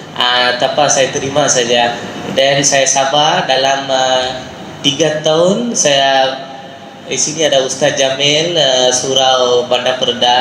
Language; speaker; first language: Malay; non-native, local second language; Tamil